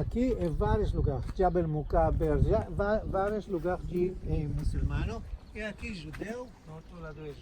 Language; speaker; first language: Portuguese; non-native, fluent; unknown